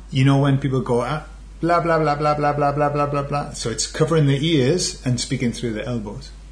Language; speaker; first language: English; native; English